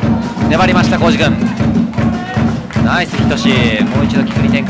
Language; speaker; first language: Japanese; native; Japanese